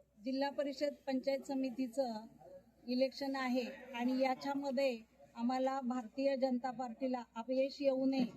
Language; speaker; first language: Marathi; native; Marathi